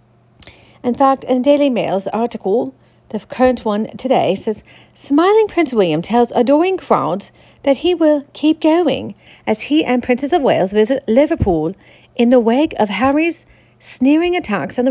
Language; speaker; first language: English; native; English